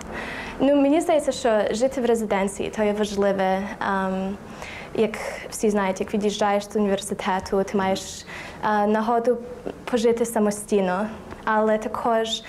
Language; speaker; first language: Ukrainian; early bilingual, heritage; Ukrainian